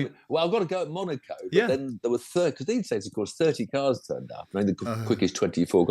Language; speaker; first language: English; native; English